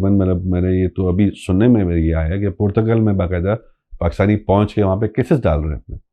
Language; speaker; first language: Urdu; non-native, local second language; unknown